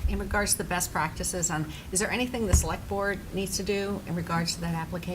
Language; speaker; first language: English; native; English